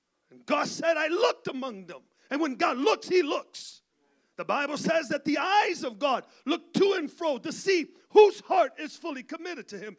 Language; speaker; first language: English; early bilingual, other home language; Spanish